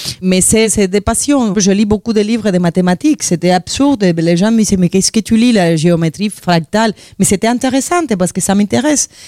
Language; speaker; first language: French; non-native, fluent; Spanish